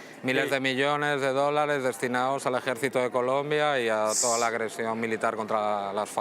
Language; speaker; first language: Spanish; native; Spanish